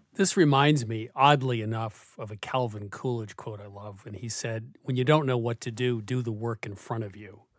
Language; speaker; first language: English; native; English